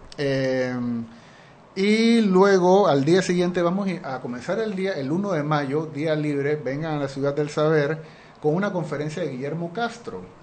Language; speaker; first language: Spanish; native; Spanish